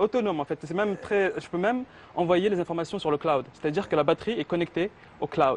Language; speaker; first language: French; early bilingual, other home language; Arabic